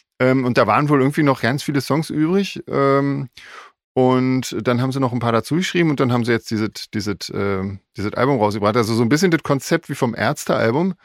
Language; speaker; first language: German; native; German